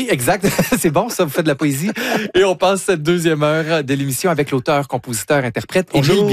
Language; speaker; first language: French; native; French